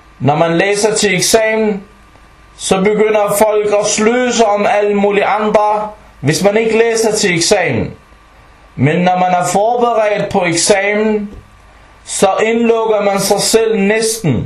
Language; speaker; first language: Danish; early bilingual, other home language; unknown